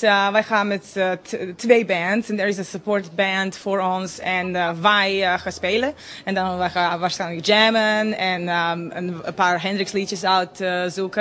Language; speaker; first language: Dutch; non-native, fluent; Serbian